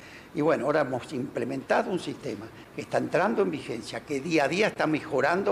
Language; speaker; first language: Spanish; native; Spanish